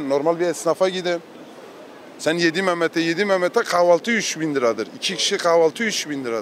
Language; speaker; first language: Turkish; native; Turkish